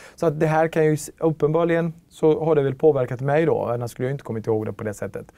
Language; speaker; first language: Swedish; early bilingual, other home language; Tigrinya